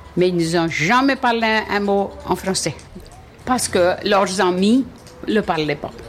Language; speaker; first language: French; native; French